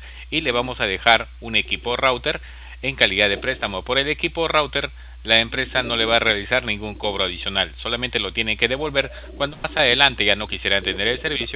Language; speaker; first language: Spanish; native; Spanish